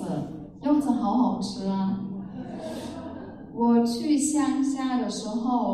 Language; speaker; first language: Chinese; non-native, fluent; German